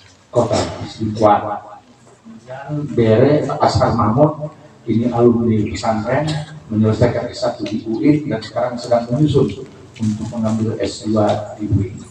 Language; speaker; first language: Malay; non-native, local second language; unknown